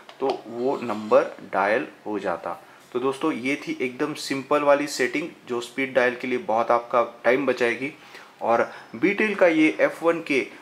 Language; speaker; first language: Hindi; non-native, local second language; Marathi